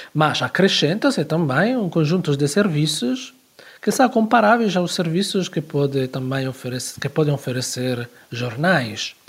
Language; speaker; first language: Portuguese; non-native, fluent; Italian